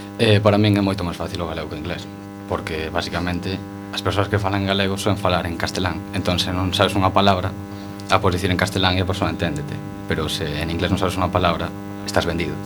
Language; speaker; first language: Galician; non-native, local second language; Spanish